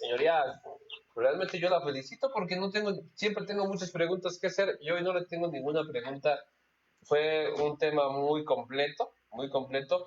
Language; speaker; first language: Spanish; native; Spanish